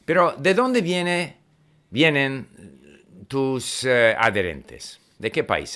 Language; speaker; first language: Spanish; non-native, fluent; English